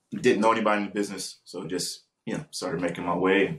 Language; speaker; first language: English; native; English